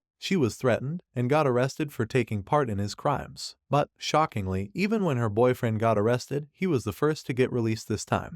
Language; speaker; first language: English; non-native, local second language; Hindi